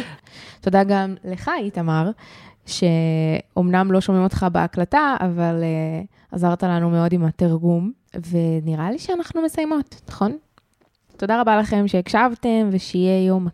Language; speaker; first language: Hebrew; native; Hebrew